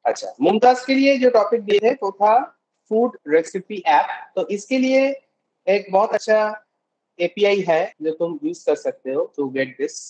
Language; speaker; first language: Hindi; non-native, local second language; Bangla